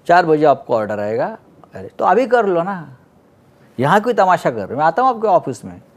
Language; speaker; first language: Hindi; non-native, local second language; Marathi